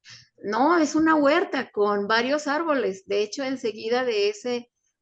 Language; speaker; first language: Spanish; native; Spanish